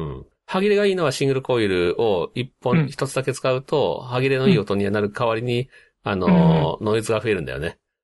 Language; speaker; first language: Japanese; native; Japanese